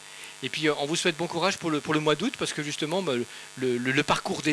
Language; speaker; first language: French; native; French